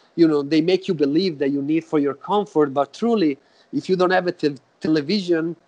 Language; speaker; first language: English; non-native, fluent; Italian